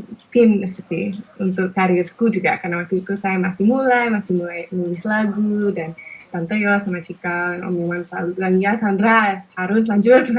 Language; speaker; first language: Indonesian; non-native, local second language; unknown